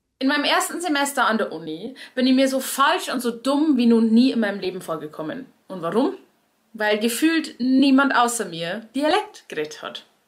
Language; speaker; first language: German; native; German